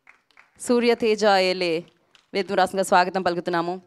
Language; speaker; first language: Telugu; native; Telugu